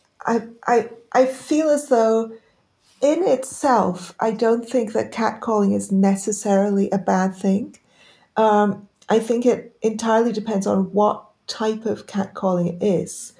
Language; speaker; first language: English; native; English